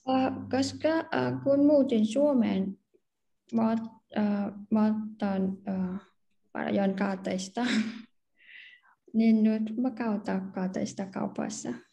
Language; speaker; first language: Finnish; non-native, learner; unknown